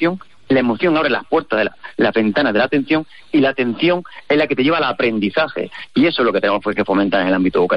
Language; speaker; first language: Spanish; native; Spanish